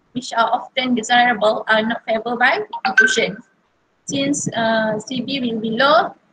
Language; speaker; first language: English; non-native, local second language; Malay